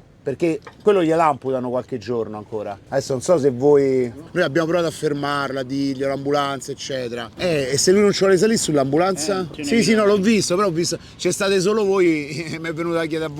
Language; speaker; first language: Italian; native; Italian